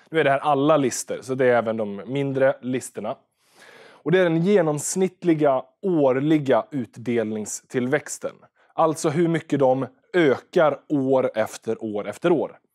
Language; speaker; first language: Swedish; native; Swedish